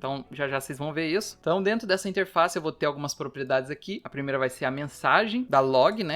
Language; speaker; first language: Portuguese; native; Portuguese